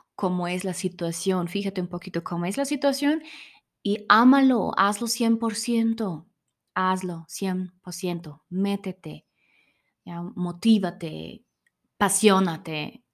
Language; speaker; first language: Spanish; non-native, fluent; German